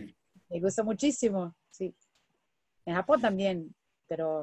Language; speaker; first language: Spanish; non-native, fluent; Portuguese